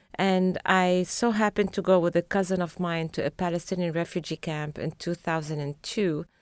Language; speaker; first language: English; non-native, fluent; Arabic